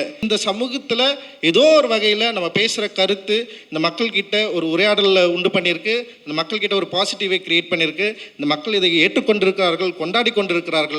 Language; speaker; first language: Tamil; native; Tamil